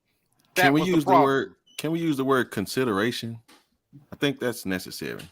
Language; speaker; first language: English; native; English